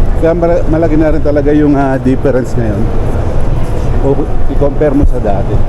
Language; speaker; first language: Filipino; non-native, local second language; Pampanga